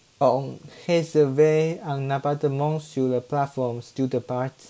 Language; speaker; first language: French; non-native, learner; Chinese